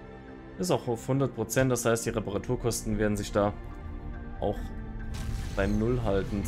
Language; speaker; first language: German; native; German